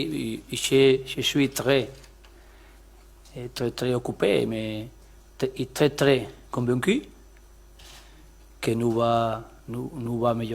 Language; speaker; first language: French; non-native, learner; Spanish